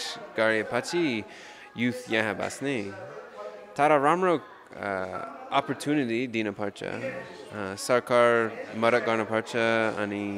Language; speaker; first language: Nepali; non-native, learner; English